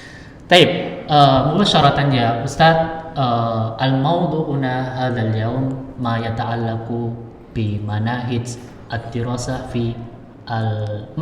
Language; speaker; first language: Arabic; non-native, learner; Indonesian